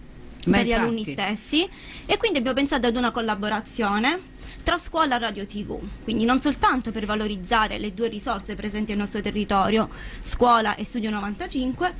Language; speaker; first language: Italian; native; Italian